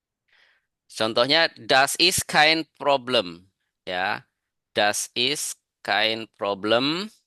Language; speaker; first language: German; non-native, fluent; Indonesian